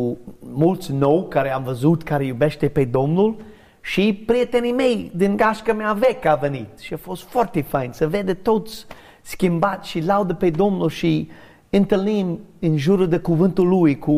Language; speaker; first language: Romanian; non-native, learner; English